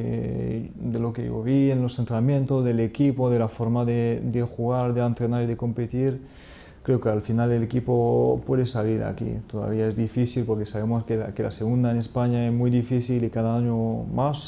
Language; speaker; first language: Spanish; non-native, fluent; French